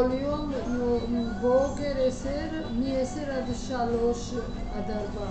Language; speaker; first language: Hebrew; non-native, learner; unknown